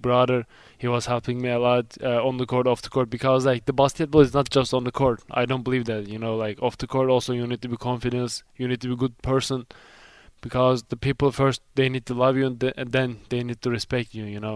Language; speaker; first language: English; non-native, fluent; Turkish